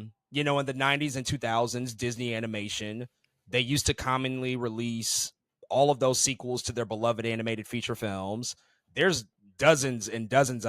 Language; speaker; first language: English; native; English